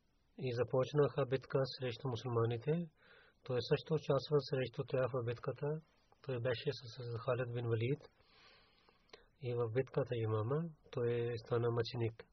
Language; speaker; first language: Bulgarian; non-native, learner; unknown